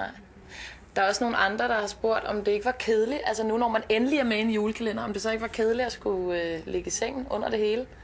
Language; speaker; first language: Danish; native; Danish